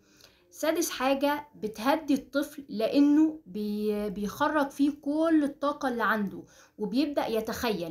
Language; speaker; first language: Arabic; native; Arabic